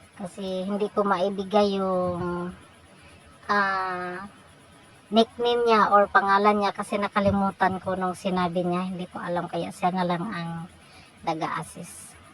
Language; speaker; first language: Filipino; non-native, local second language; Cebuano